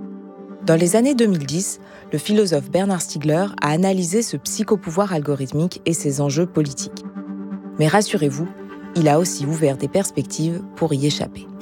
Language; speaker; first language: French; native; French